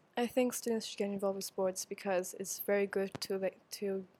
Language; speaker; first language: English; non-native, fluent; Indonesian